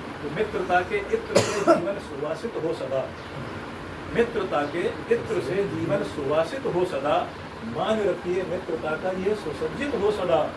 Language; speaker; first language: Hindi; native; Hindi